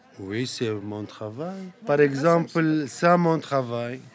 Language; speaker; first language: French; non-native, learner; Arabic